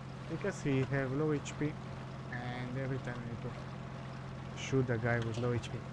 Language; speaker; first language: English; non-native, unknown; Romanian